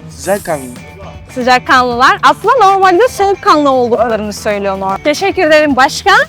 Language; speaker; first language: Turkish; non-native, fluent; Russian